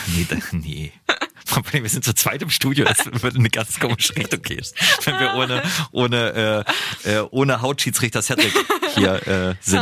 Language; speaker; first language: German; native; German